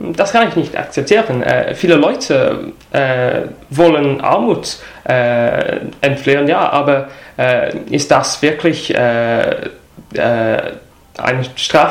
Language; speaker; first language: German; non-native, fluent; English